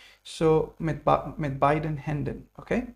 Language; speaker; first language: German; non-native, fluent; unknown